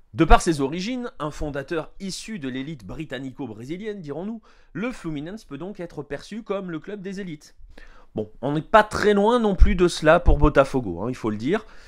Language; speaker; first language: French; native; French